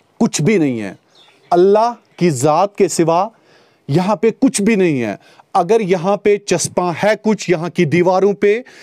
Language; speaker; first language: Hindi; non-native, local second language; Kashmiri